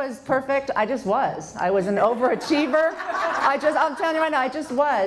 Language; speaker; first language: English; native; English